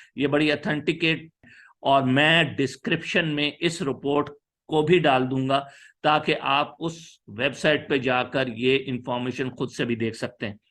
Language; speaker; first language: Urdu; native; Urdu